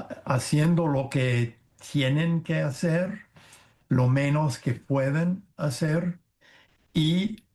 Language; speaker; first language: Spanish; non-native, fluent; English